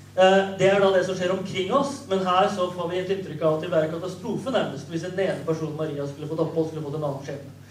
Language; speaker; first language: Norwegian; native; Norwegian